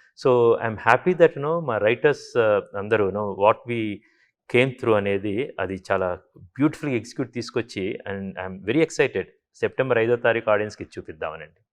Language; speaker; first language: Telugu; native; Telugu